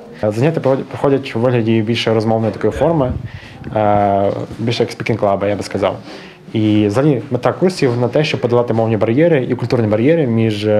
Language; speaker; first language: Ukrainian; native; Ukrainian